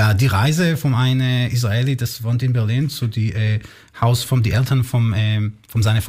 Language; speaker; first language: German; non-native, learner; Hebrew